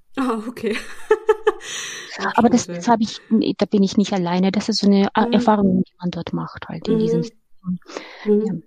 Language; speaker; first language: German; non-native, fluent; Ukrainian